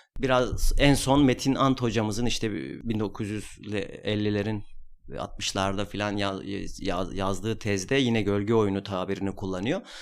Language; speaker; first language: Turkish; non-native, local second language; Kurdish